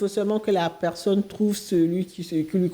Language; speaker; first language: French; non-native, local second language; Haitian Creole